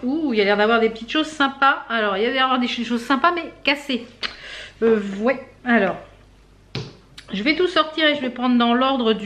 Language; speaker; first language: French; native; French